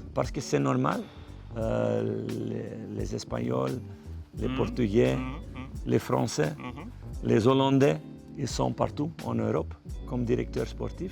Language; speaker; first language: French; non-native, local second language; Dutch